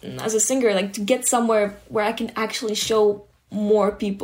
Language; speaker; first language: English; early bilingual, other home language; Hebrew